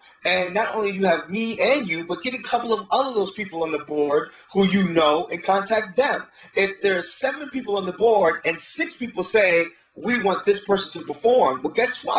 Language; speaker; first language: English; native; English